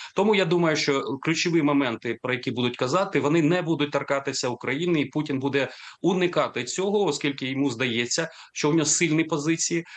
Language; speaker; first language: Ukrainian; native; Ukrainian